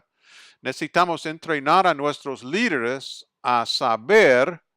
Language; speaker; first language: Spanish; non-native, fluent; English